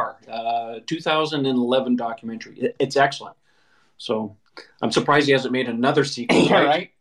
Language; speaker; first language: English; native; English